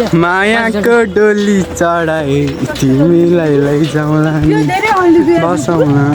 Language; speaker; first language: Nepali; non-native, local second language; Rana Tharu